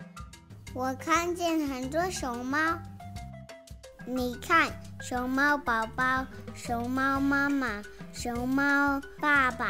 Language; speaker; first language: Chinese; early bilingual, heritage; Chinese